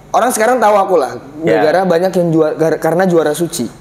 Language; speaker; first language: Indonesian; native; Indonesian